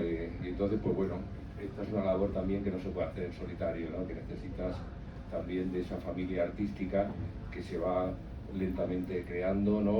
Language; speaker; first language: Spanish; native; Spanish